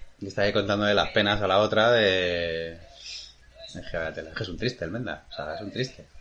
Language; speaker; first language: Spanish; native; Spanish